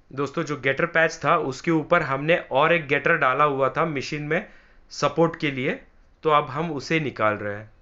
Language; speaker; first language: Hindi; non-native, local second language; Marathi